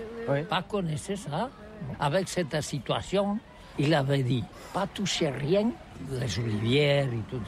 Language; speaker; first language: French; non-native, learner; Catalan